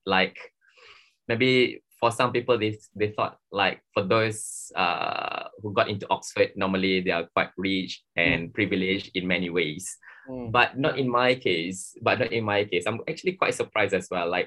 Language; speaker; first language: English; non-native, local second language; Malay